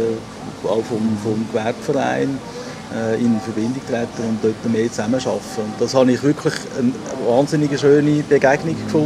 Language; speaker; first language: German; native; German